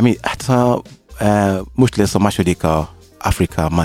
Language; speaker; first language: Hungarian; non-native, learner; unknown